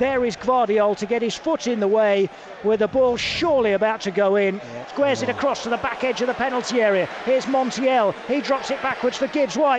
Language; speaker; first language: English; native; English